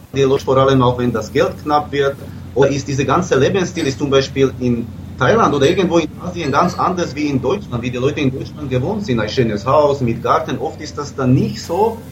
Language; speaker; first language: German; non-native, fluent; Slovak